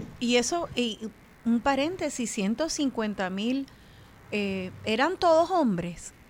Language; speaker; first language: Spanish; native; Spanish